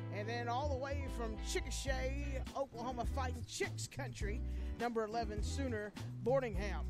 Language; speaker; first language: English; native; English